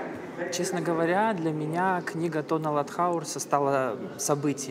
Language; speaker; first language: Russian; native; Russian